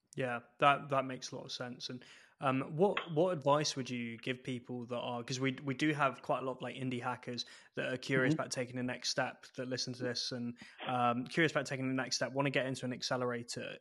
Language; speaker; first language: English; native; English